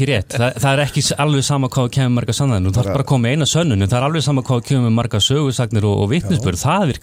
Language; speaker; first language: Icelandic; native; Icelandic